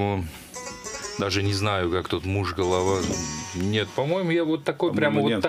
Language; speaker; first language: Russian; non-native, local second language; Azerbaijani